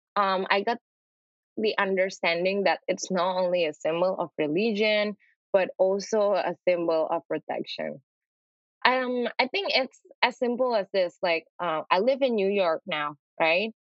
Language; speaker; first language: English; non-native, fluent; Indonesian